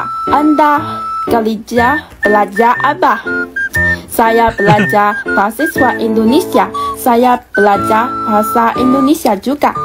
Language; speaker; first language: Indonesian; non-native, learner; Chinese